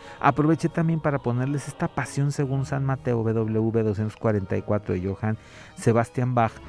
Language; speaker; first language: Spanish; native; Spanish